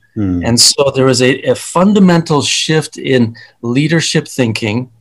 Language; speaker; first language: English; early bilingual, other home language; Hungarian